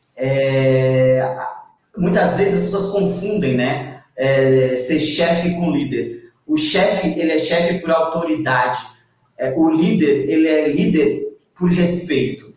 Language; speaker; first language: Portuguese; native; Portuguese